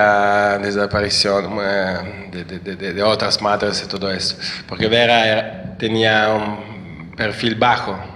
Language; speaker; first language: Spanish; non-native, fluent; Italian